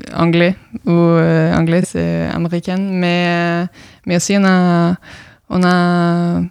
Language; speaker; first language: French; non-native, fluent; Norwegian